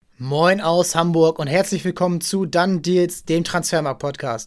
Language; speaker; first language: German; native; German